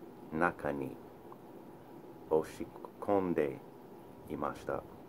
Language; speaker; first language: Japanese; non-native, learner; English